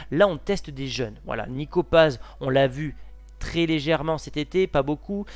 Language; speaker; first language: French; native; French